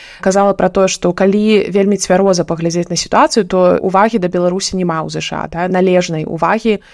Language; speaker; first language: Belarusian; non-native, local second language; Russian